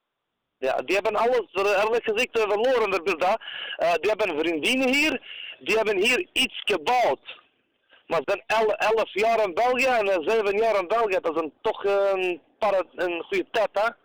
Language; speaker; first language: Dutch; non-native, learner; Turkish